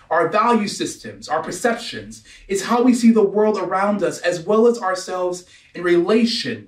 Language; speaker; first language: English; native; English